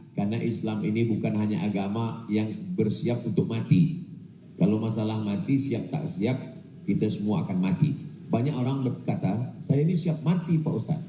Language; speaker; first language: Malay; non-native, local second language; Minangkabau